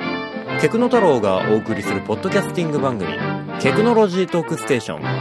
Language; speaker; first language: Japanese; native; Japanese